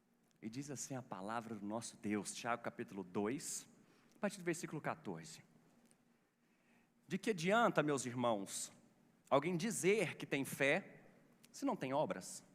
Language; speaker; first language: Portuguese; native; Portuguese